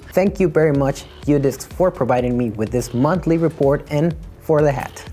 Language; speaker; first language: English; non-native, fluent; Spanish